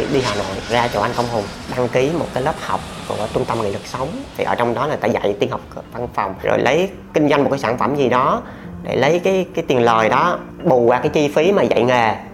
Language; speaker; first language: Vietnamese; native; Vietnamese